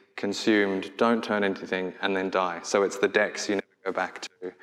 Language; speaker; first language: English; native; English